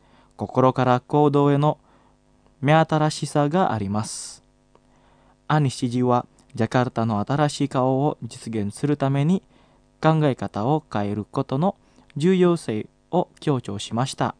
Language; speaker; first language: Japanese; non-native, fluent; Indonesian